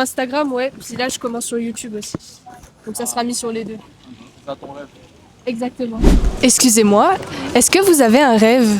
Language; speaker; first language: French; native; French